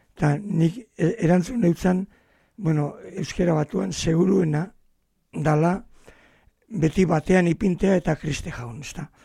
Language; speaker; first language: Basque; native; Basque